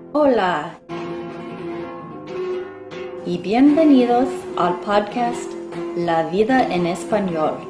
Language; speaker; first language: Spanish; non-native, learner; English